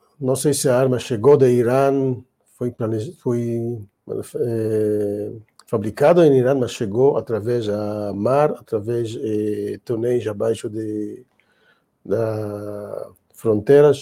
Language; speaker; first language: Portuguese; non-native, learner; Hebrew